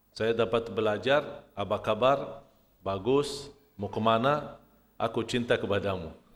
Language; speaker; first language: Malay; non-native, fluent; Arabic